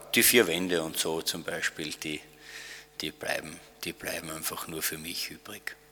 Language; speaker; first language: German; native; German